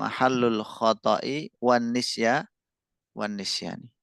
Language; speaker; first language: Arabic; non-native, fluent; Indonesian